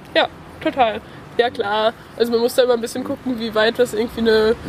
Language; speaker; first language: German; native; German